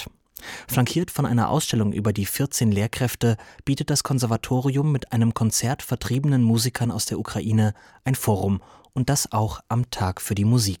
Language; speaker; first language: German; native; German